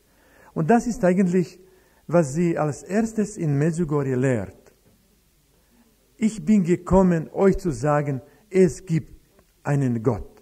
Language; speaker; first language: German; non-native, fluent; Croatian